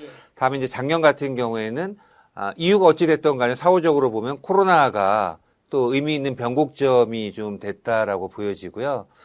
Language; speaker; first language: Korean; native; Korean